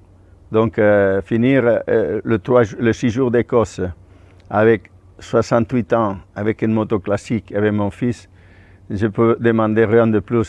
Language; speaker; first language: French; non-native, fluent; Spanish